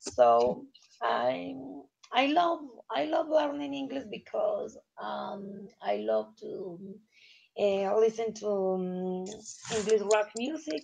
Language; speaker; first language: English; non-native, learner; Spanish